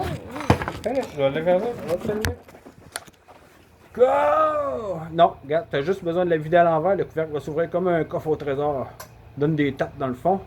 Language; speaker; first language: French; native; French